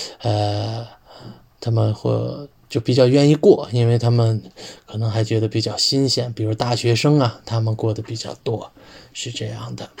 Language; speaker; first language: Chinese; native; Chinese